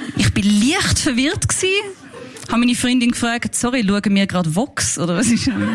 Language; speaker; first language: German; native; German